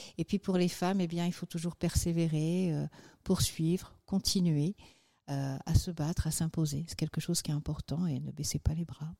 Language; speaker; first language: French; native; French